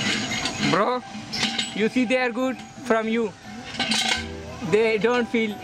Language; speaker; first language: English; non-native, learner; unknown